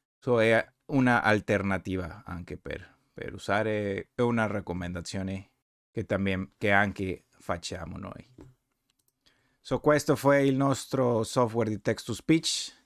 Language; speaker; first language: Italian; non-native, learner; Spanish